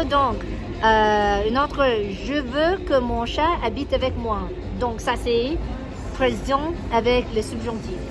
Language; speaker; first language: French; non-native, learner; English